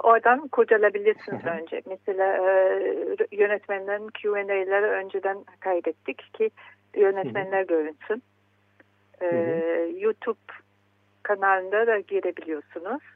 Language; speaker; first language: Turkish; non-native, fluent; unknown